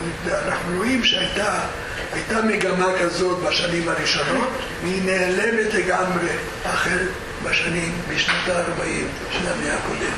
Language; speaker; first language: Hebrew; non-native, fluent; Spanish